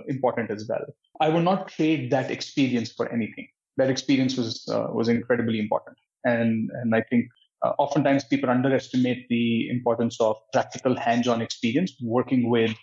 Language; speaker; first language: English; non-native, local second language; Hindi